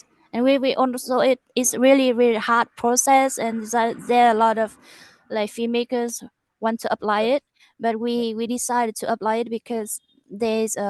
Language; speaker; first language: English; non-native, learner; Vietnamese